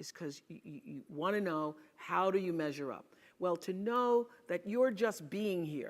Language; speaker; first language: English; native; English